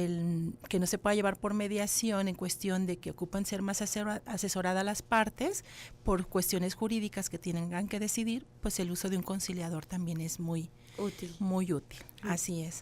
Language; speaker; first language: Spanish; native; Spanish